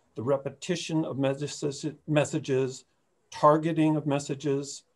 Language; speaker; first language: English; native; English